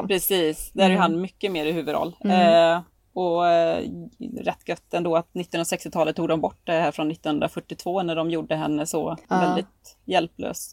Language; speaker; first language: Swedish; native; Swedish